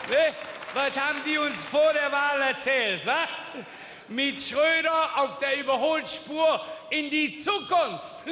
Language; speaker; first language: German; native; German